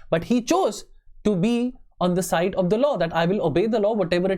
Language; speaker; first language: English; non-native, local second language; Hindi